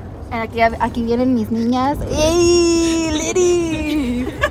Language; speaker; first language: Spanish; early bilingual, heritage; Spanish